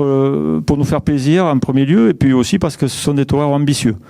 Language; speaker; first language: French; native; French